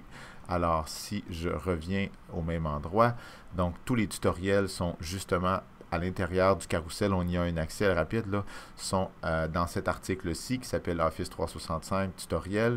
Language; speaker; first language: French; native; French